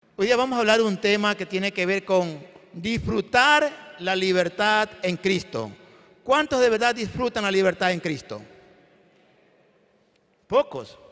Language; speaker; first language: Spanish; native; Spanish